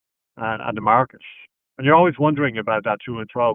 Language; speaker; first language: English; native; English